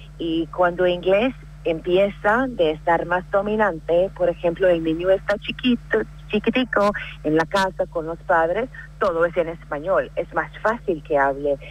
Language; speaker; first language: Spanish; non-native, fluent; English